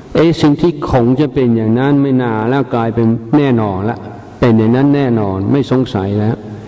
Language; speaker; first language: Thai; non-native, fluent; English